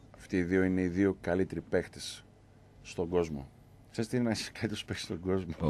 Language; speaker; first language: Greek; native; Greek